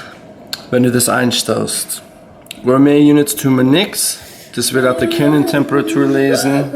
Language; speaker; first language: German; non-native, learner; English